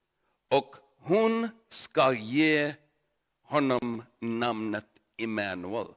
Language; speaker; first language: Swedish; non-native, learner; Urdu